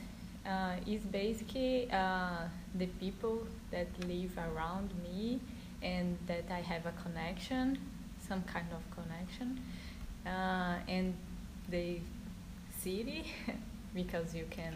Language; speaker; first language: English; non-native, learner; Portuguese